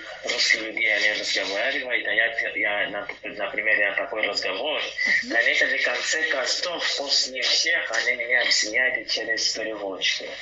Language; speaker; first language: Russian; non-native, learner; Portuguese